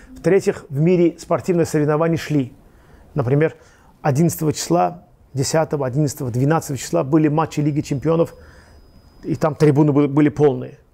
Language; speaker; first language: Russian; non-native, local second language; Azerbaijani